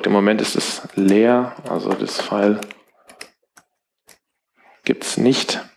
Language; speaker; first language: German; native; German